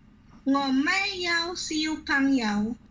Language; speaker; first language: Cantonese; non-native, learner; Indonesian